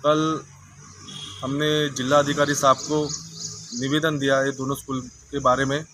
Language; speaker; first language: Hindi; non-native, local second language; Marathi